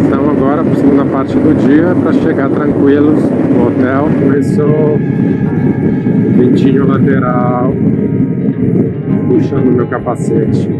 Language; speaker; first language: Portuguese; non-native, fluent; Italian